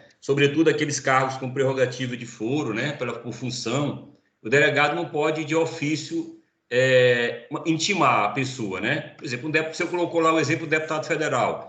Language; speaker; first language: Portuguese; native; Portuguese